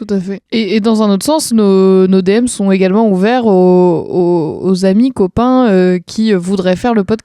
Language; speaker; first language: French; native; French